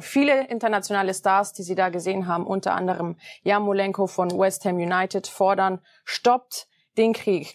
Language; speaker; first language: German; native; German